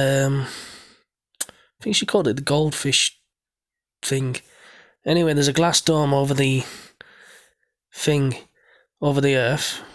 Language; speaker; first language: English; native; English